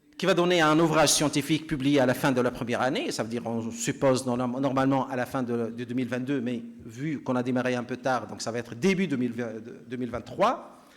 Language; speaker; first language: French; non-native, local second language; Arabic